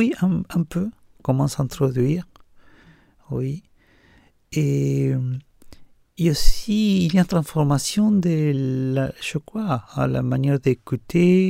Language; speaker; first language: French; non-native, learner; Spanish